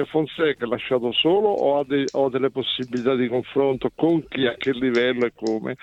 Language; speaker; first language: Italian; native; Italian